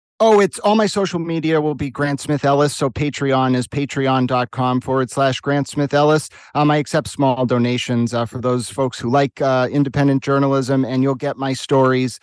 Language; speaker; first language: English; native; English